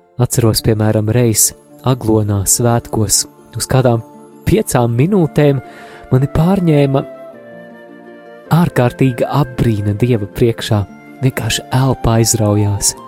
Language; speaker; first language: Latvian; native; Latvian